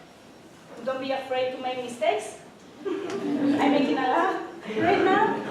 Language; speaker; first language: English; non-native, learner; Spanish